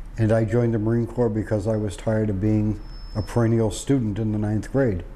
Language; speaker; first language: English; native; English